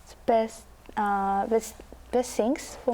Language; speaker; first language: English; non-native, learner; Japanese